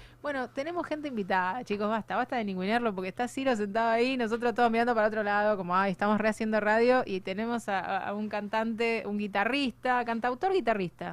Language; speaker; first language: Spanish; native; Spanish